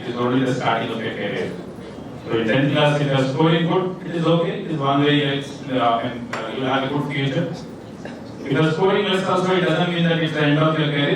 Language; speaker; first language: English; non-native, local second language; Telugu